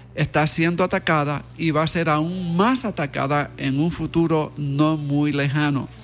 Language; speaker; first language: Spanish; early bilingual, heritage; Spanish